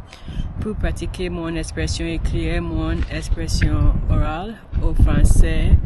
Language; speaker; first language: French; non-native, learner; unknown